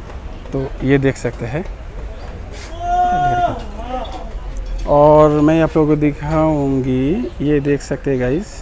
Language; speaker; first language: Hindi; non-native, local second language; Bangla